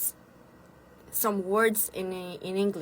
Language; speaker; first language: English; non-native, fluent; Italian